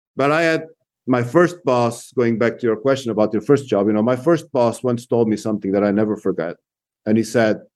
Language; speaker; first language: English; non-native, fluent; Portuguese